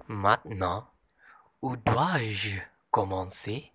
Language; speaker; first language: French; non-native, learner; Malay